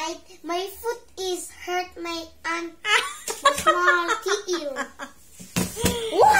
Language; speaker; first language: English; early bilingual, heritage; English